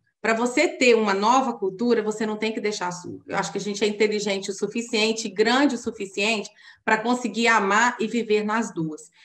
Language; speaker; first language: Portuguese; native; Portuguese